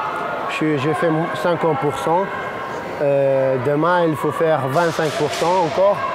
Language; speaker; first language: French; non-native, learner; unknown